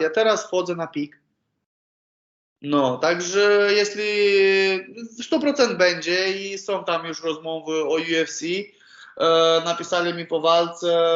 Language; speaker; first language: Polish; non-native, learner; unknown